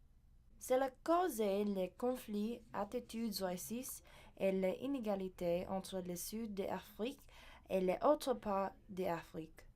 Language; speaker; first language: French; non-native, learner; English